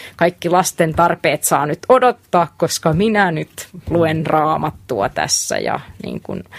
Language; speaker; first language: Finnish; native; Finnish